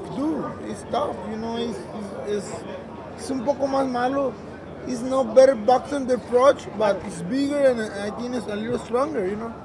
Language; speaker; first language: English; non-native, learner; Spanish